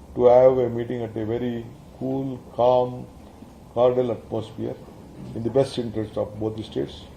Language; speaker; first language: English; non-native, local second language; Kannada